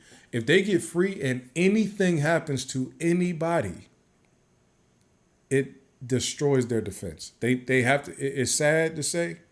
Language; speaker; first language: English; native; English